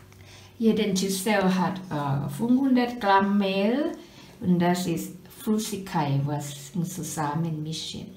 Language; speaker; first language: German; non-native, learner; Thai